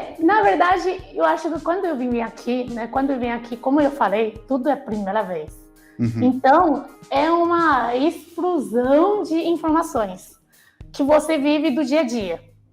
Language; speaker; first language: Portuguese; non-native, fluent; Chinese